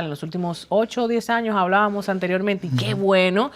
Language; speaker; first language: Spanish; native; Spanish